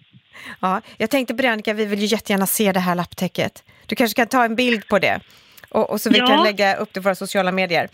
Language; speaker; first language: Swedish; native; Swedish